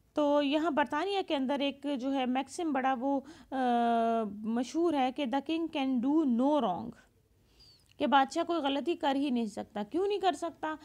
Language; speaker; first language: Urdu; non-native, local second language; Punjabi